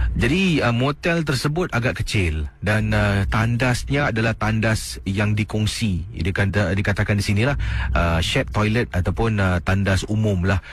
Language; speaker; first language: Malay; native; Malay